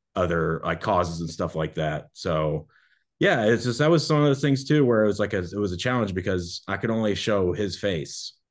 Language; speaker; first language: English; native; English